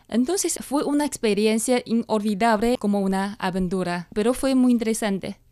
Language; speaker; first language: Spanish; non-native, fluent; Chinese